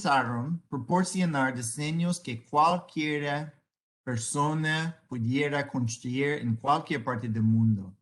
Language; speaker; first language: Spanish; non-native, learner; English